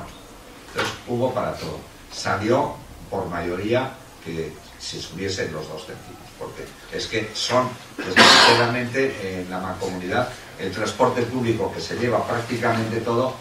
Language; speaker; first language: Spanish; native; Spanish